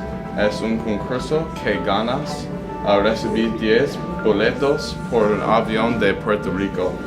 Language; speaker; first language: Spanish; non-native, learner; English